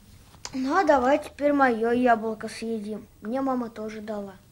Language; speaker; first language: Russian; native; Russian